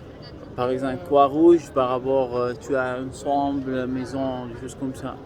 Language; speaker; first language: French; non-native, learner; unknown